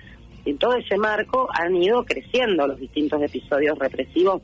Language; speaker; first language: Spanish; native; Spanish